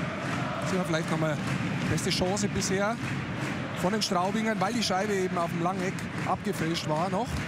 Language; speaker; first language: German; native; German